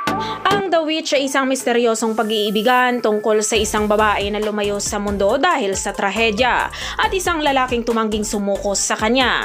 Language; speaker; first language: Filipino; native; Filipino